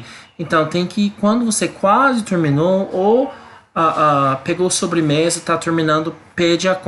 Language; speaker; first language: Portuguese; non-native, learner; English